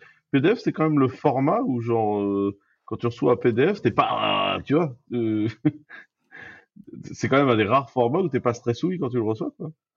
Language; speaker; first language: French; native; French